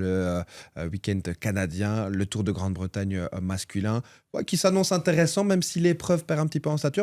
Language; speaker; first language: French; native; French